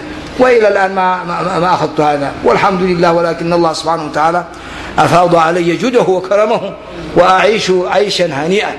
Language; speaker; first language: Arabic; non-native, fluent; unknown